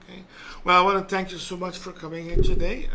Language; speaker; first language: English; non-native, local second language; Papiamento